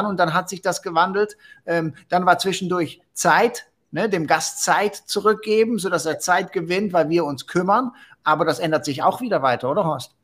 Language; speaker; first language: German; native; German